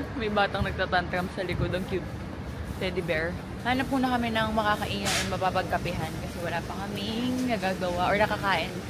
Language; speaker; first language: Filipino; native; Filipino